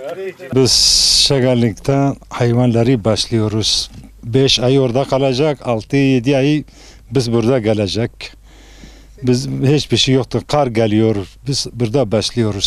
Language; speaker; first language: Turkish; non-native, local second language; Kurdish